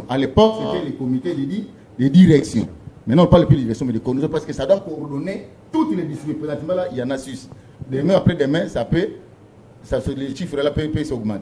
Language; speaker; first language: French; non-native, local second language; Lingala